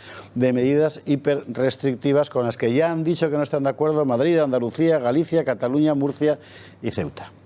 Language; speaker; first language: Spanish; native; Spanish